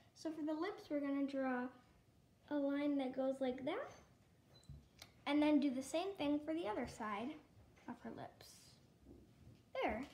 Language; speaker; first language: English; native; English